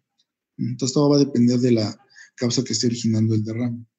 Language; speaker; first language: Spanish; native; Spanish